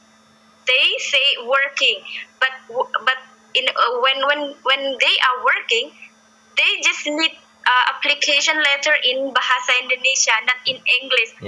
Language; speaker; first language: English; non-native, learner; Indonesian